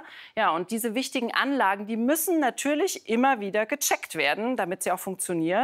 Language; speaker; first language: German; native; German